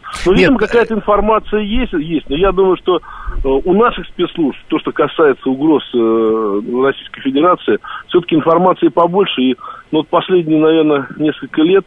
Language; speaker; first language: Russian; native; Russian